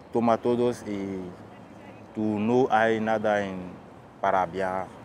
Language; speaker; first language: Spanish; non-native, fluent; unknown